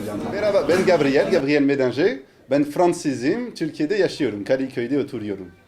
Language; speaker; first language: Turkish; non-native, learner; French